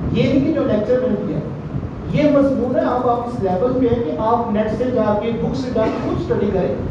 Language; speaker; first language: Urdu; native; Urdu